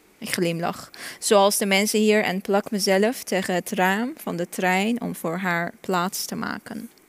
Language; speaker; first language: Dutch; non-native, fluent; Persian